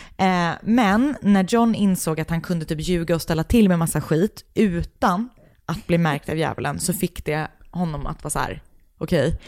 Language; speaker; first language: Swedish; native; Swedish